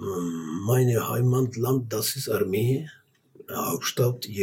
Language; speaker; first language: German; non-native, learner; Armenian